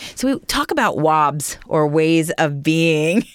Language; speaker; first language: English; native; English